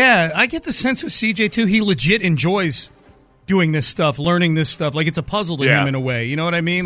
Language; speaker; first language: English; native; English